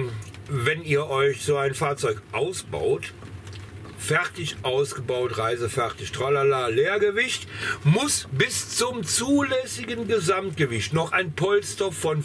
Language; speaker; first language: German; native; German